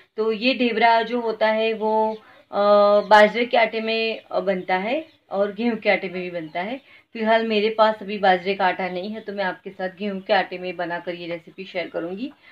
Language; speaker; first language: Hindi; non-native, local second language; Gujarati